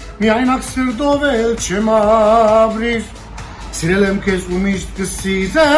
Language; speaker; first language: Armenian; early bilingual, heritage; Armenian